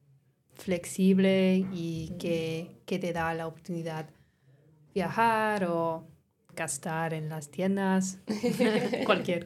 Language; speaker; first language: Spanish; non-native, learner; English